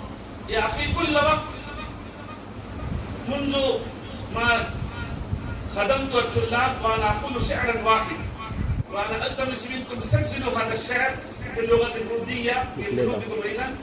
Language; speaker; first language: Arabic; non-native, fluent; Urdu